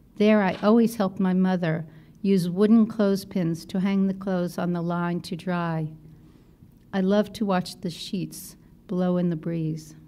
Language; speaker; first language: English; native; English